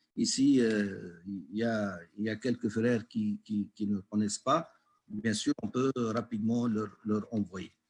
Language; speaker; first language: French; non-native, local second language; Arabic